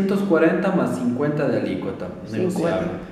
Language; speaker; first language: Spanish; native; Spanish